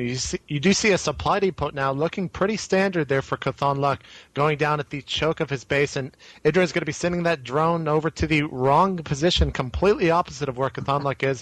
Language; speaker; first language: English; native; English